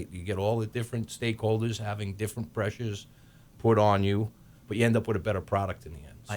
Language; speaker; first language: English; native; English